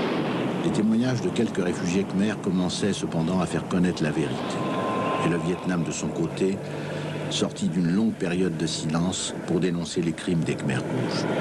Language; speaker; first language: French; native; French